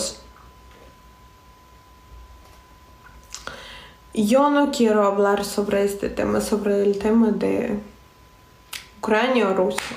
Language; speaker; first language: Spanish; non-native, fluent; Russian